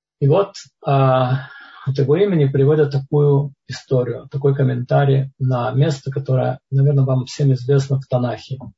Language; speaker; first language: Russian; native; Russian